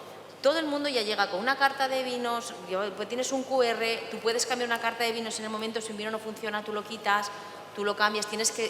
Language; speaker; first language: Spanish; native; Spanish